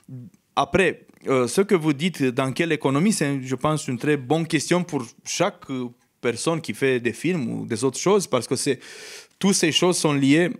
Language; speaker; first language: French; non-native, fluent; Romanian